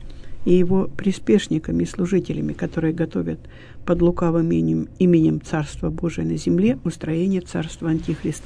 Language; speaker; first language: Russian; native; Russian